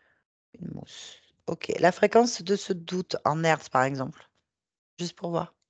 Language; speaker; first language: French; native; French